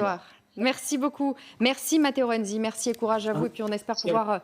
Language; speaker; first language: French; native; French